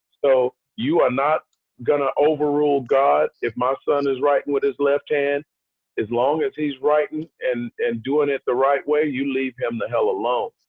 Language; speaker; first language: English; native; English